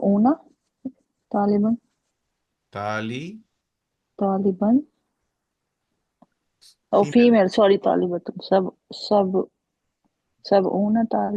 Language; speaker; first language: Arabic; non-native, learner; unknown